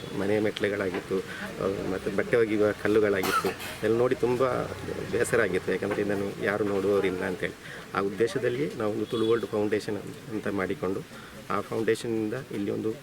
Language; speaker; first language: Kannada; non-native, local second language; Tulu